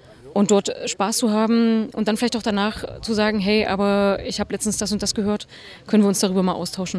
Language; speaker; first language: German; native; German